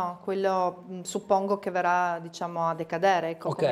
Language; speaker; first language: Italian; native; Italian